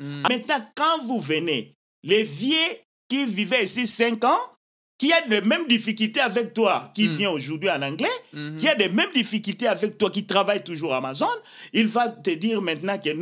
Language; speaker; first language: French; non-native, local second language; Lingala